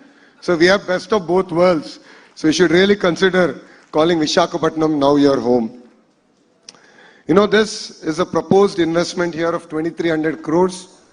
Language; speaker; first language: English; non-native, local second language; Telugu